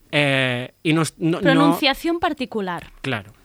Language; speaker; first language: Spanish; native; Spanish